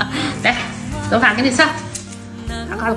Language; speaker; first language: Chinese; native; Chinese